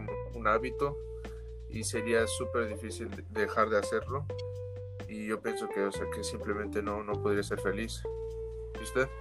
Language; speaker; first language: Spanish; early bilingual, heritage; Spanish